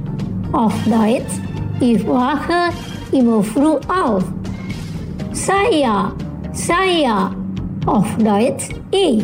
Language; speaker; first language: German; non-native, fluent; Indonesian